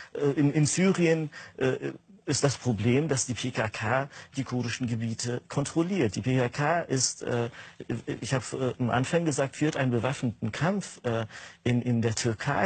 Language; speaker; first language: German; non-native, fluent; Kurdish